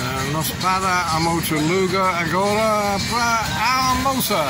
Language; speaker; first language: Portuguese; non-native, learner; English